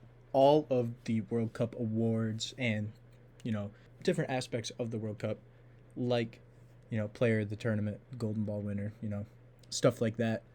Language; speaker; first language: English; native; English